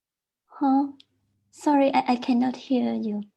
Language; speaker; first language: English; non-native, learner; Vietnamese